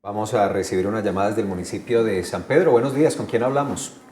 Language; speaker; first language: Spanish; native; Spanish